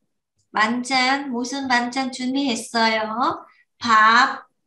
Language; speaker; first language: Korean; non-native, learner; Vietnamese